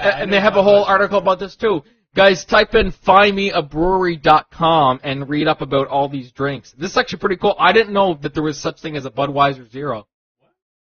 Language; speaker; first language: English; native; English